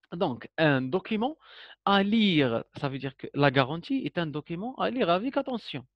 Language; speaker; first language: French; non-native, local second language; Arabic